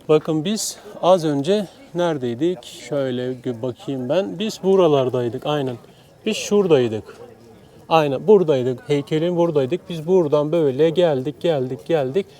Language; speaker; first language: Turkish; native; Turkish